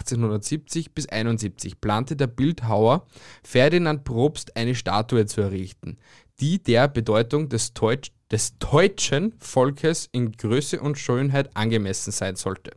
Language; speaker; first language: German; native; German